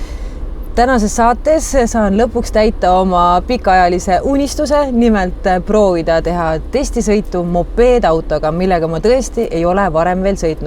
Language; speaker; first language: Estonian; native; Estonian